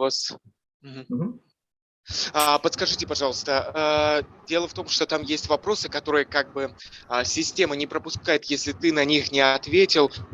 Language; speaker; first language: Russian; native; Russian